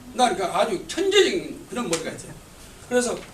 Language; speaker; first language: Korean; native; Korean